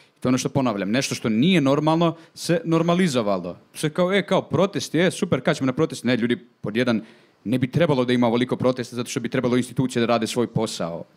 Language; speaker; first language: Serbian; native; Serbian